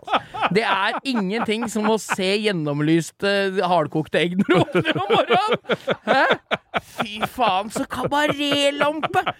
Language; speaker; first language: Norwegian; native; Norwegian